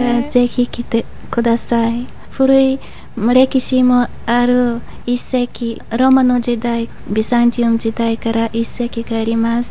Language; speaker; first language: Japanese; non-native, fluent; Bulgarian